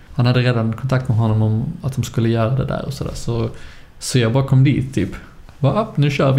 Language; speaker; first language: Swedish; native; Swedish